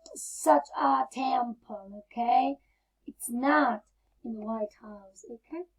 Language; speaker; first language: English; non-native, fluent; Italian